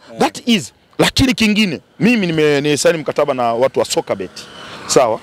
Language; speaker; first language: Swahili; native; Swahili